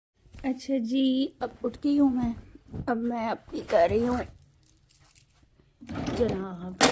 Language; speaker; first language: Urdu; non-native, local second language; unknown